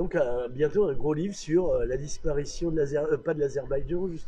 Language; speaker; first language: French; native; French